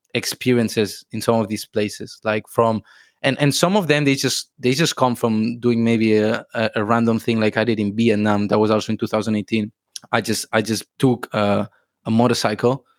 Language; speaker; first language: English; non-native, fluent; Spanish